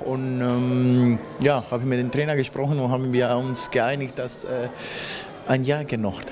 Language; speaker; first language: German; non-native, fluent; Spanish